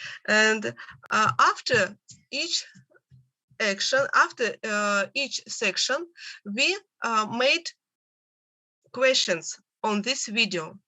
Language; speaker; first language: English; non-native, learner; Russian